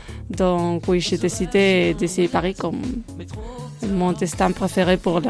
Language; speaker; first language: French; non-native, fluent; Spanish